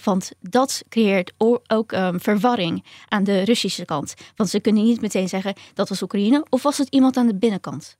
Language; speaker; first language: Dutch; early bilingual, other home language; Ukrainian